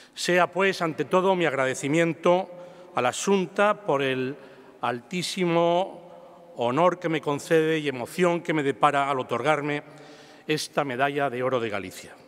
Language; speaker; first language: Spanish; native; Spanish